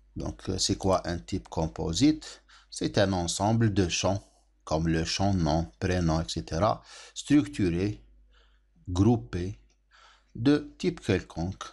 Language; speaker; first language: French; non-native, local second language; Arabic